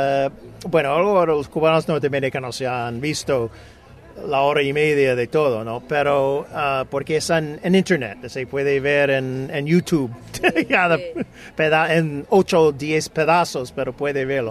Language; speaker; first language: Spanish; non-native, fluent; English